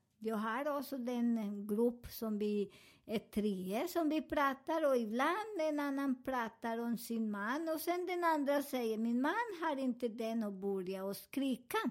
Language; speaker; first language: Swedish; non-native, fluent; Spanish